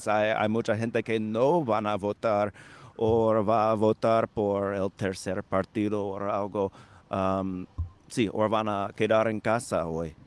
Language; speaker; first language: Spanish; non-native, fluent; English